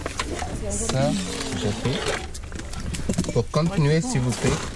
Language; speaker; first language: French; non-native, learner; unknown